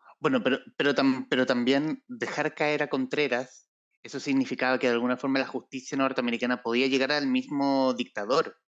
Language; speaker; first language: Spanish; native; Spanish